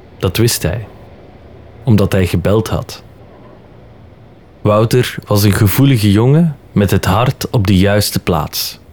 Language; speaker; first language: Dutch; native; Dutch